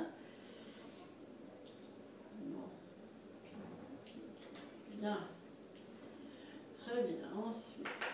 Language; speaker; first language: French; native; French